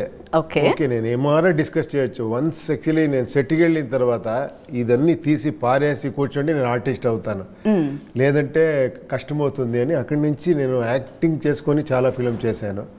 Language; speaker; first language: Telugu; non-native, local second language; Kannada